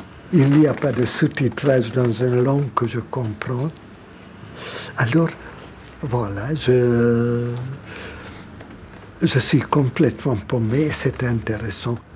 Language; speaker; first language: French; non-native, fluent; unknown